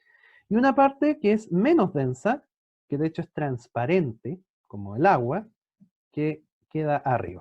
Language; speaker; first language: Spanish; native; Spanish